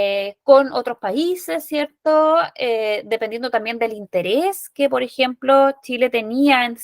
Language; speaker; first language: Spanish; native; Spanish